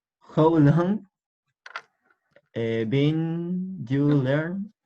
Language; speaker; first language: English; non-native, learner; Spanish